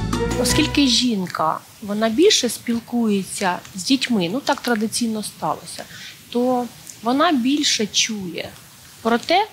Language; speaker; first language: Ukrainian; native; Ukrainian